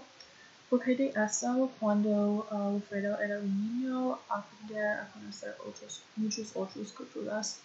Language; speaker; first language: Spanish; non-native, learner; English